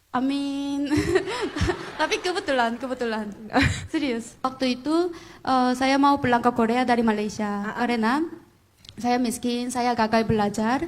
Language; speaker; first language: Indonesian; non-native, fluent; Korean